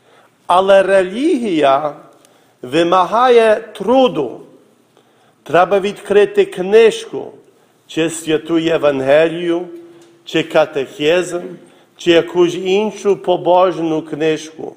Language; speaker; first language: Ukrainian; early bilingual, heritage; Ukrainian